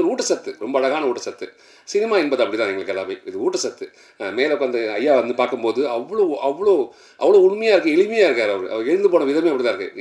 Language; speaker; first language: Tamil; native; Tamil